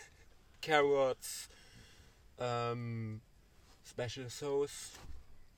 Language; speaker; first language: English; non-native, learner; German